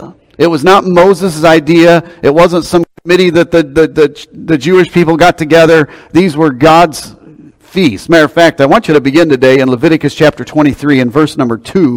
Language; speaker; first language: English; native; English